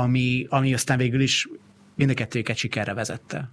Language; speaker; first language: Hungarian; native; Hungarian